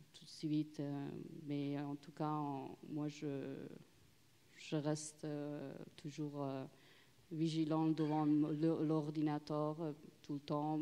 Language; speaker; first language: French; non-native, learner; Persian